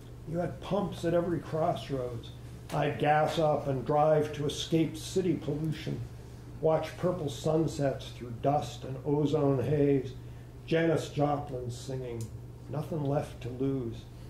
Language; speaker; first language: English; native; English